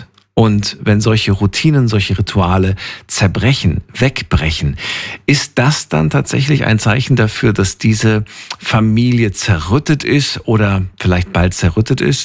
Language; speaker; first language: German; native; German